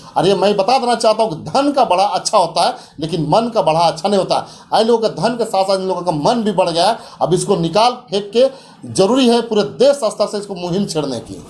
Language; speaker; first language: Hindi; native; Hindi